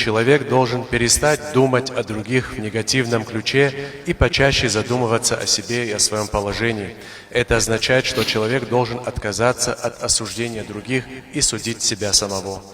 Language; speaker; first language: Russian; non-native, local second language; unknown